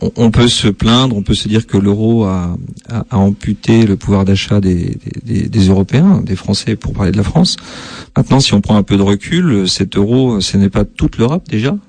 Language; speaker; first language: French; native; French